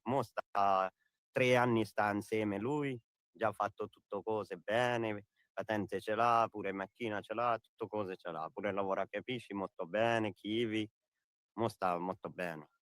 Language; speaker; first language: Italian; non-native, learner; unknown